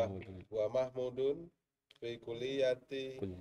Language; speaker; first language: Arabic; non-native, learner; Indonesian